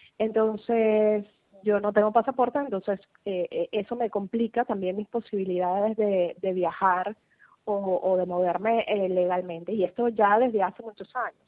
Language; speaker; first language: Spanish; native; Spanish